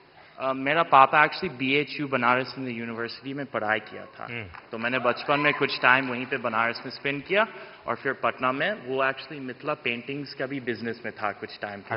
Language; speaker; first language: Hindi; non-native, fluent; English